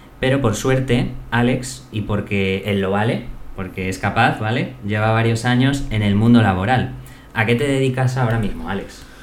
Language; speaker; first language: Spanish; native; Spanish